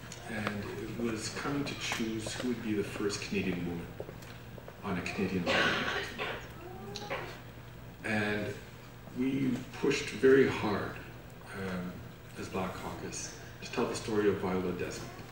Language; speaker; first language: English; native; English